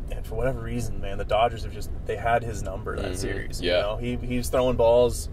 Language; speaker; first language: English; native; English